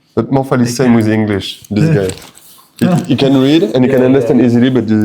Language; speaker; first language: English; non-native, fluent; French